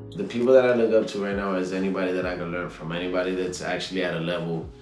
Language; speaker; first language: English; early bilingual, other home language; Spanish